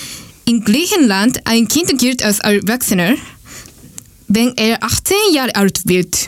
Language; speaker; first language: German; non-native, learner; Japanese